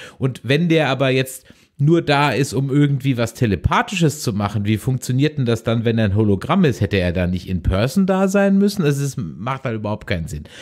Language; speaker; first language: German; native; German